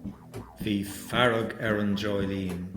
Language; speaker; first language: Irish; native; Irish